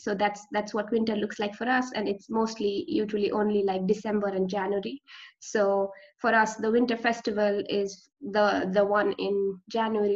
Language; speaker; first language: English; non-native, local second language; Marathi